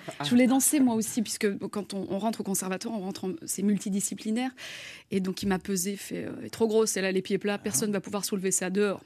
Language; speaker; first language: French; native; French